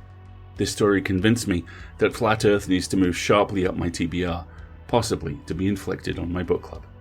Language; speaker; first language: English; native; English